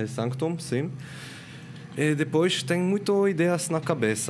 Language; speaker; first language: Portuguese; non-native, learner; Swiss German